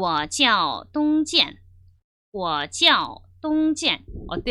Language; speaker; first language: Chinese; non-native, fluent; Korean